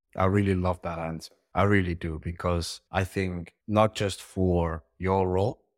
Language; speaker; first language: English; early bilingual, heritage; Dutch